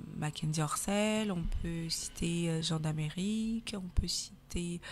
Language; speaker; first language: French; native; French